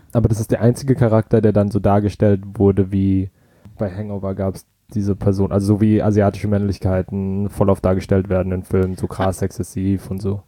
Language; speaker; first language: German; early bilingual, other home language; Vietnamese